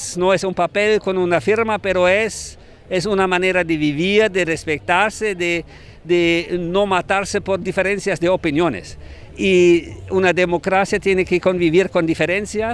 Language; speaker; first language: Spanish; non-native, fluent; German